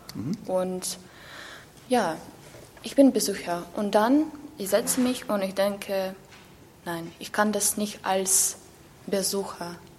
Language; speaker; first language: German; non-native, learner; Ukrainian